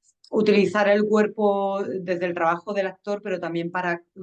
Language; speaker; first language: Spanish; native; Spanish